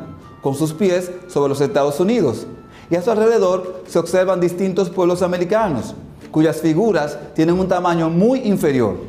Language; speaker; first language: Spanish; native; Spanish